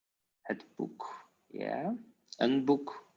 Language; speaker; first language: Dutch; non-native, fluent; Polish